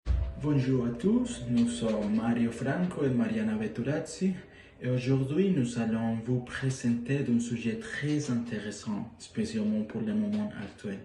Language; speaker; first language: French; non-native, learner; Spanish